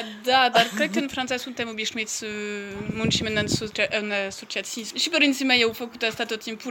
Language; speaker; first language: Romanian; non-native, fluent; French